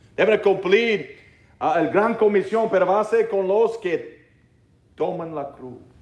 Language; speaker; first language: Spanish; non-native, learner; English